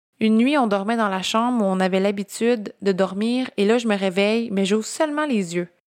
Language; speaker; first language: French; native; French